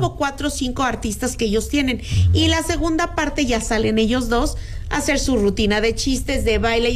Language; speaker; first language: Spanish; native; Spanish